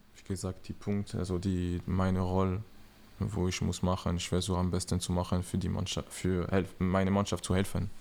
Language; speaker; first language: German; non-native, learner; French